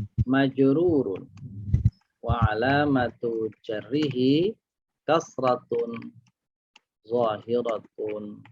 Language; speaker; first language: Arabic; non-native, fluent; Indonesian